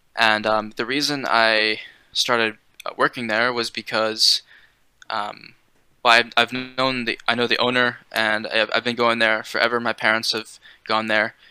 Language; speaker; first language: English; native; English